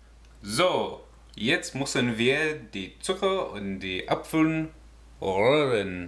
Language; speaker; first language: German; non-native, learner; English